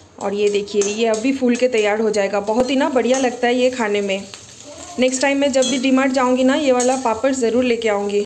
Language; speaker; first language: Hindi; non-native, local second language; Bangla